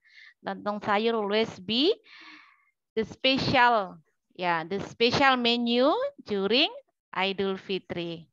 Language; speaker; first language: English; non-native, learner; Indonesian